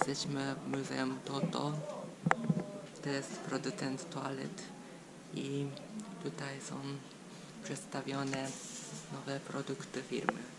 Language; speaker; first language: Polish; non-native, fluent; Japanese